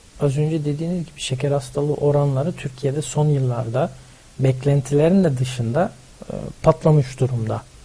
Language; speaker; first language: Turkish; early bilingual, heritage; Turkish